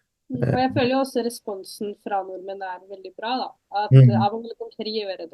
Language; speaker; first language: Norwegian; early bilingual, other home language; Tamil